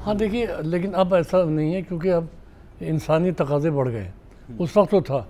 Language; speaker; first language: Urdu; native; Urdu